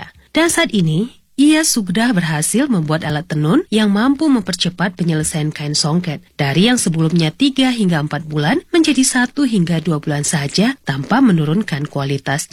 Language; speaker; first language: Indonesian; native; Indonesian